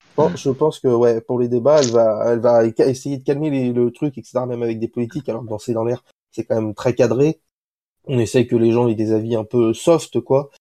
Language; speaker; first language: French; native; French